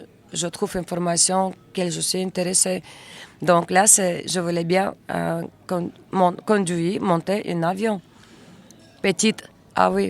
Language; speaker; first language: French; non-native, learner; Russian